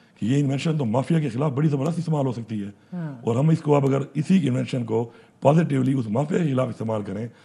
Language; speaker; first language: Urdu; non-native, local second language; Pashto